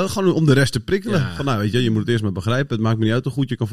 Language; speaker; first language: Dutch; native; Dutch